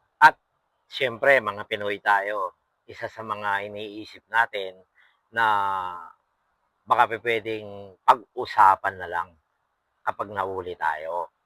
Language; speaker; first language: Filipino; non-native, local second language; Pampanga